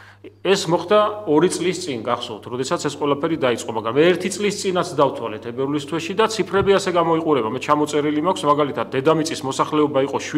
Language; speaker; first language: Georgian; native; Georgian